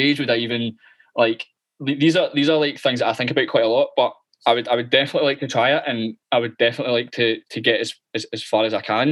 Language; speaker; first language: English; native; English